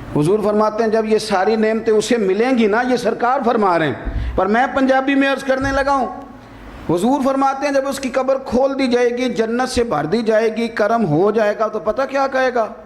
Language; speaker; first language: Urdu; non-native, local second language; Punjabi